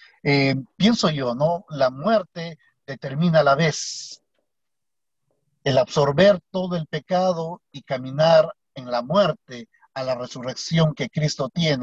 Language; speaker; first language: Spanish; native; Spanish